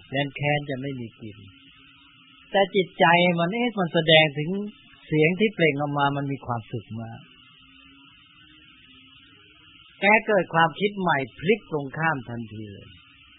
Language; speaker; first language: Thai; native; Thai